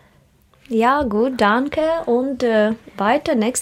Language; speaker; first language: German; non-native, learner; Russian